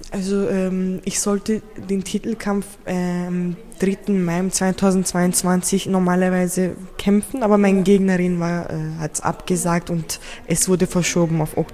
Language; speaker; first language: German; early bilingual, other home language; Turkish